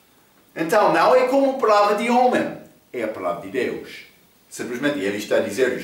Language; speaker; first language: Portuguese; non-native, fluent; English